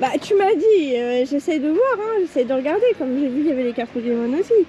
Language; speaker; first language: French; native; French